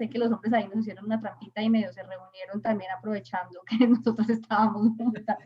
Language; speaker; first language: Spanish; native; Spanish